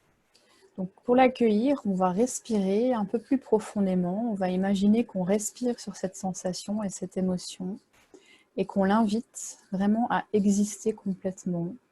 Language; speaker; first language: French; native; French